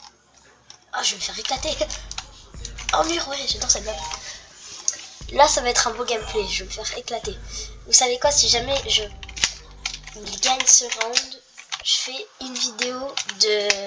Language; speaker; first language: French; native; French